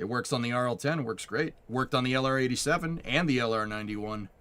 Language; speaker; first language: English; native; English